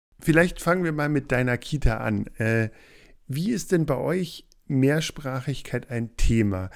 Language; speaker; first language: German; native; German